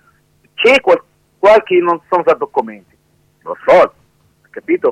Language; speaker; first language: Italian; non-native, learner; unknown